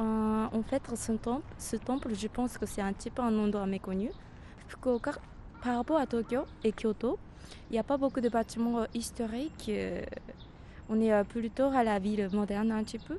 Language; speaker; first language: French; non-native, fluent; Japanese